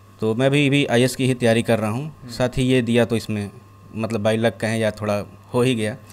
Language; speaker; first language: Hindi; native; Hindi